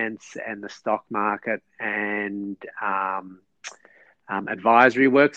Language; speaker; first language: English; native; English